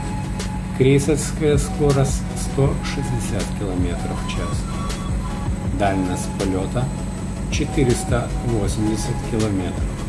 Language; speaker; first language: Russian; native; Russian